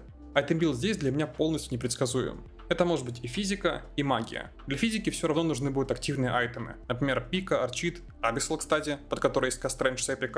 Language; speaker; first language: Russian; native; Russian